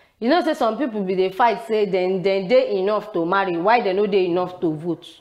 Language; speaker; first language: Nigerian Pidgin; non-native, local second language; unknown